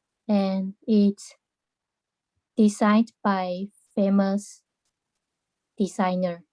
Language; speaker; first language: English; non-native, learner; Chinese